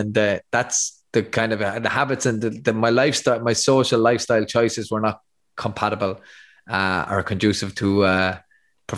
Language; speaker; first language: English; native; English